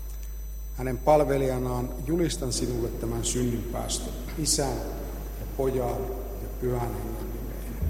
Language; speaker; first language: Finnish; native; Finnish